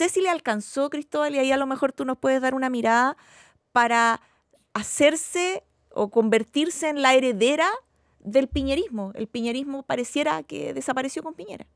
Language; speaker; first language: Spanish; native; Spanish